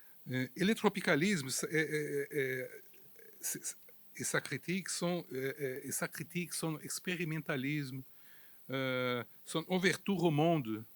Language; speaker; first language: French; non-native, fluent; Portuguese